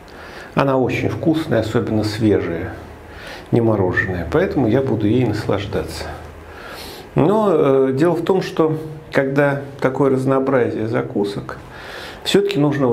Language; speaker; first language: Russian; native; Russian